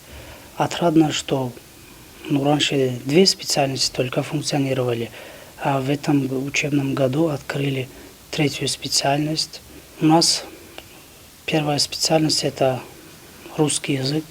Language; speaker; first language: Russian; non-native, local second language; Tajik